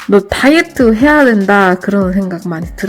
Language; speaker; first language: Korean; non-native, learner; Spanish